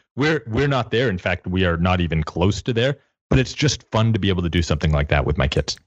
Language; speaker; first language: English; native; English